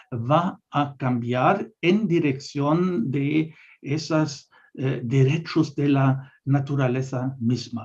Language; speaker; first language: Spanish; non-native, fluent; German